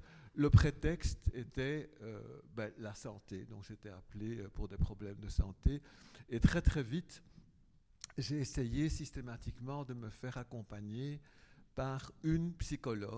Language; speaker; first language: French; native; French